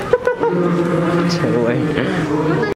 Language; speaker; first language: Spanish; early bilingual, heritage; Spanish